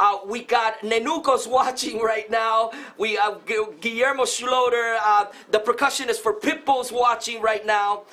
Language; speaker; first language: English; non-native, fluent; Spanish